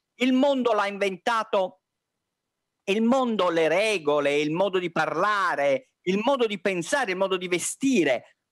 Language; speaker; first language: Italian; native; Italian